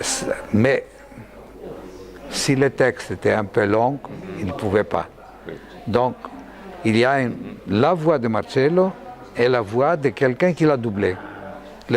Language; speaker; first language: French; non-native, fluent; Greek